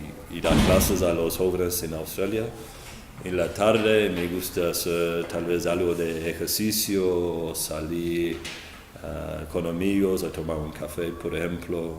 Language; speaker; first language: Spanish; non-native, fluent; English